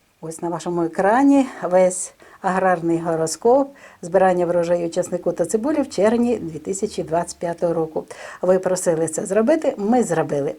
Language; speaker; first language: Ukrainian; native; Ukrainian